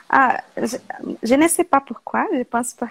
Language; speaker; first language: French; non-native, learner; Portuguese